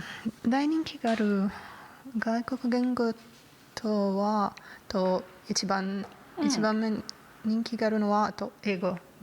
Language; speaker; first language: Japanese; non-native, learner; Italian